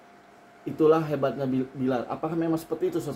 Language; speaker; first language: Indonesian; native; Indonesian